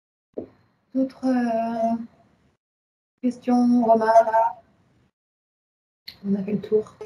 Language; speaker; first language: French; native; French